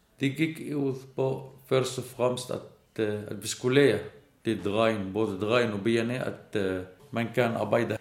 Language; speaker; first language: Danish; non-native, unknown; Arabic